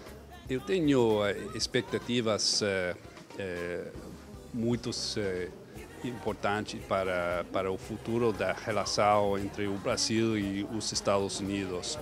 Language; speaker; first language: Portuguese; non-native, fluent; English